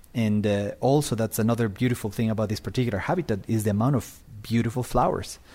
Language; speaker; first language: English; non-native, fluent; Spanish